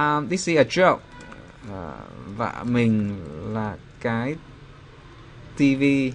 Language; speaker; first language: Vietnamese; native; Vietnamese